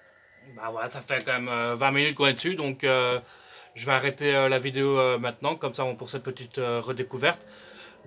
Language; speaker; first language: French; native; French